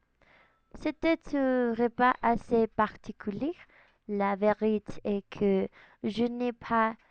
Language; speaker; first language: French; non-native, learner; Spanish